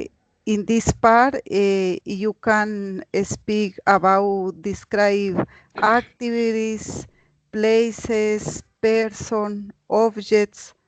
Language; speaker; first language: English; non-native, learner; Spanish